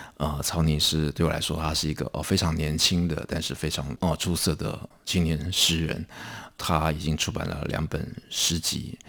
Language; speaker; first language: Chinese; native; Chinese